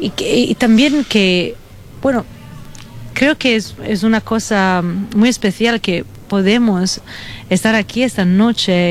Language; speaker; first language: Spanish; non-native, fluent; Italian